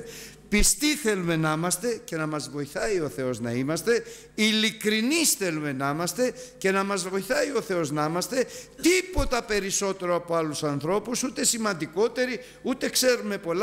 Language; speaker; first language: Greek; native; Greek